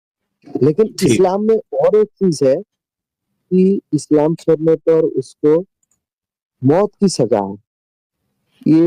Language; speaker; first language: Hindi; non-native, local second language; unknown